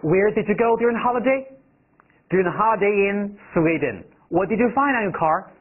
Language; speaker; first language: English; non-native, fluent; Chinese